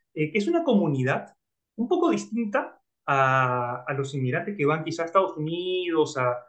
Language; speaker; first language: Spanish; native; Spanish